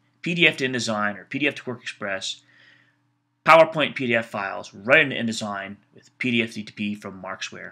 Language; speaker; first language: English; native; English